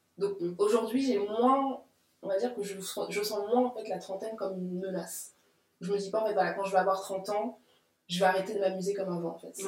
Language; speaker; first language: French; native; French